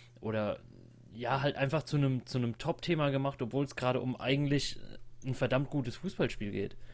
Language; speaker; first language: German; native; German